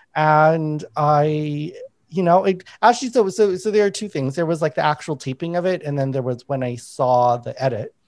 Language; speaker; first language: English; native; English